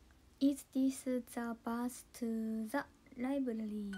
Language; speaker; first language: English; non-native, learner; Japanese